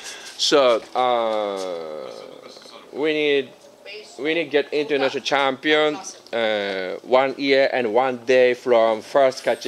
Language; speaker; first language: English; non-native, learner; Japanese